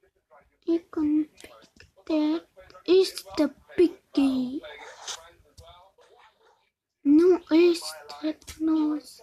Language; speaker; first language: English; non-native, learner; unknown